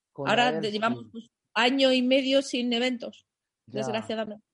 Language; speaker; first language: Spanish; non-native, fluent; German